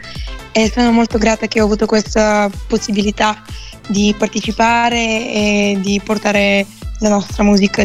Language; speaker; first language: Italian; non-native, fluent; Bulgarian